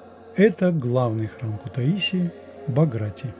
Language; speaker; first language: Russian; native; Russian